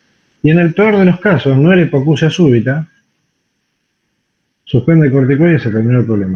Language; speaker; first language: Spanish; native; Spanish